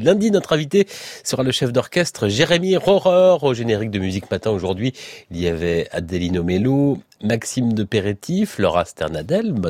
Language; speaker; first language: French; native; French